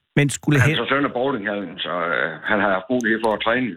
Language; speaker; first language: Danish; native; Danish